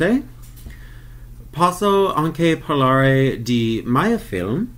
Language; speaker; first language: Italian; non-native, learner; English